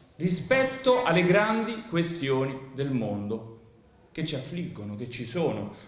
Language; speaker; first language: Italian; native; Italian